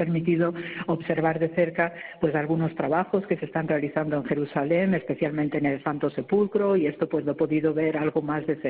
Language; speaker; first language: Spanish; native; Spanish